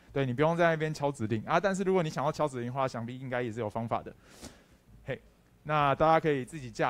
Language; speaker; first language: Chinese; native; Chinese